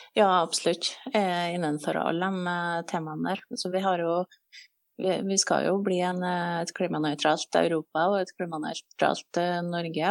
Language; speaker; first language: Norwegian; native; Norwegian